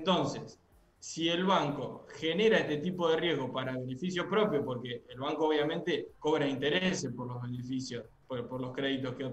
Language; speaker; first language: Spanish; native; Spanish